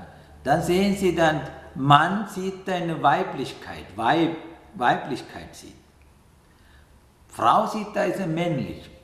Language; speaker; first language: German; non-native, fluent; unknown